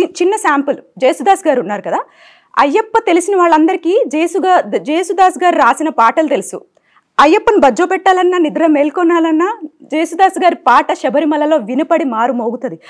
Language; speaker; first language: Telugu; native; Telugu